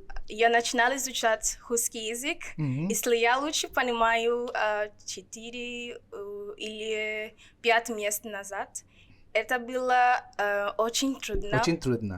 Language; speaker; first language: Russian; non-native, learner; Portuguese